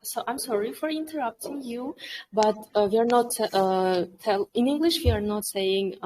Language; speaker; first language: English; non-native, fluent; Kyrgyz